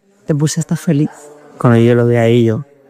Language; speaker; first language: Spanish; non-native, learner; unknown